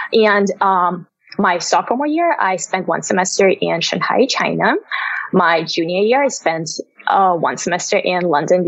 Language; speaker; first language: English; non-native, fluent; Russian